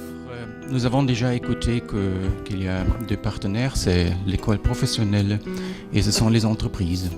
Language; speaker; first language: French; non-native, fluent; German